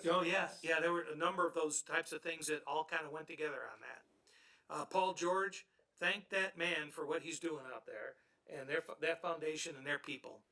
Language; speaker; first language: English; native; English